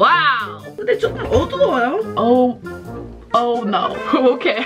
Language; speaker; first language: Korean; non-native, learner; English